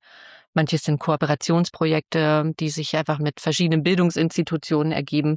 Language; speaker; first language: German; native; German